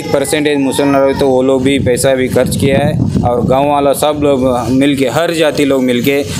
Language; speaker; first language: Hindi; non-native, local second language; Kannada